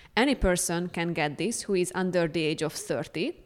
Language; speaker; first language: English; non-native, fluent; Hungarian